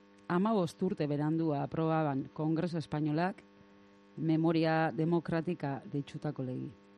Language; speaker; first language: Basque; native; Basque